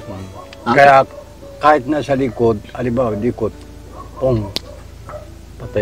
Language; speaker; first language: Filipino; non-native, learner; Japanese